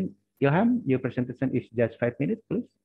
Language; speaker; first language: English; non-native, learner; Indonesian